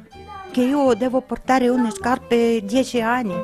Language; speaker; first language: Italian; non-native, learner; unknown